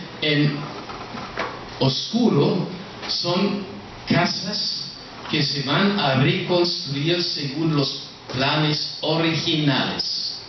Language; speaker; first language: Spanish; non-native, fluent; German